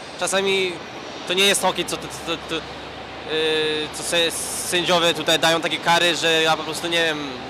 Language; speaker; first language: Polish; early bilingual, heritage; Polish